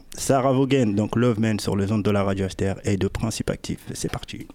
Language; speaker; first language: French; native; French